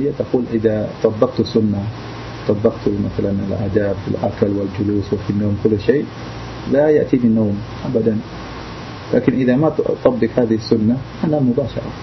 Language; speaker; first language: Arabic; non-native, fluent; Indonesian